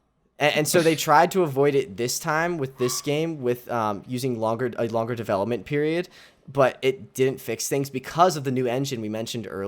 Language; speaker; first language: English; native; English